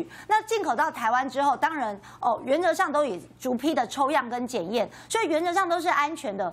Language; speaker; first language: Chinese; native; Chinese